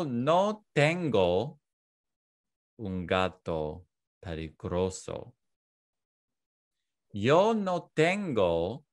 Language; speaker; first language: Spanish; non-native, fluent; English